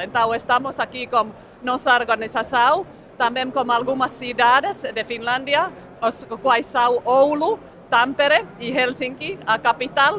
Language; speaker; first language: Portuguese; non-native, fluent; Finnish